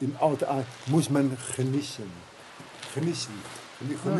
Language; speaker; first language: German; non-native, learner; Dutch